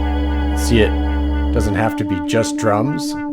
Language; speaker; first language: English; native; English